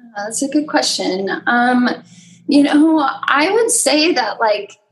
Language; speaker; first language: English; native; English